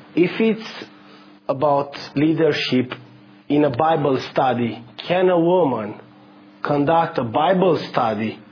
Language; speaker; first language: English; non-native, fluent; Romanian